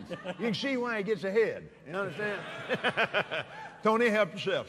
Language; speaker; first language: English; native; English